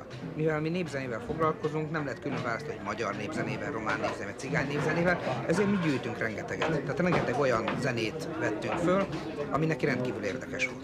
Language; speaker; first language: Hungarian; native; Hungarian